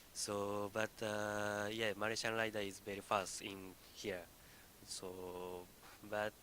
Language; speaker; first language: English; non-native, learner; Indonesian